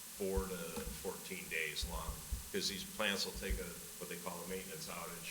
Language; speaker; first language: English; native; English